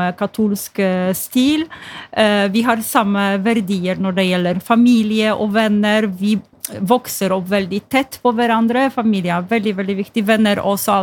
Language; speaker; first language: Norwegian; non-native, fluent; Polish